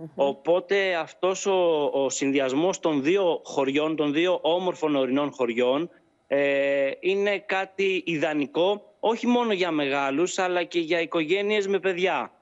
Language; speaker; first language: Greek; native; Greek